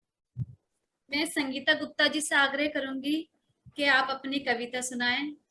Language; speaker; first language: Hindi; native; Hindi